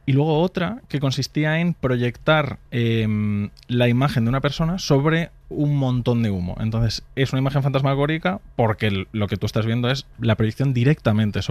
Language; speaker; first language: Spanish; native; Spanish